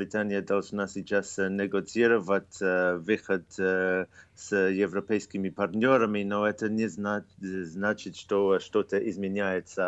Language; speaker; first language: Russian; non-native, fluent; English